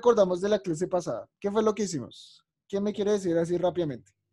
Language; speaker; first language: Spanish; native; Spanish